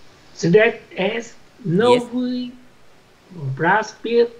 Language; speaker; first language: Russian; non-native, learner; Vietnamese